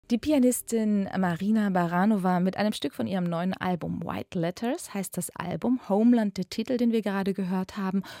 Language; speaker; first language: German; native; German